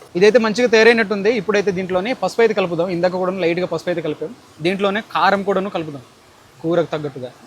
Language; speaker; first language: Telugu; native; Telugu